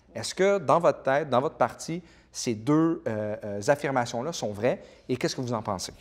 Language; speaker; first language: French; native; French